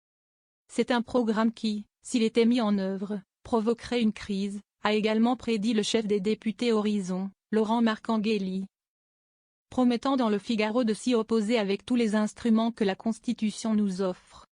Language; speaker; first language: French; native; French